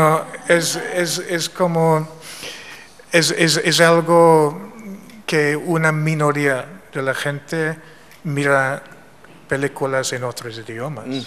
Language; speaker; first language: Spanish; non-native, fluent; English